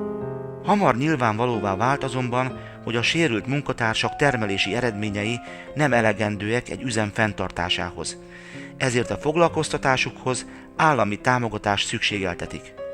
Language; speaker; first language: Hungarian; native; Hungarian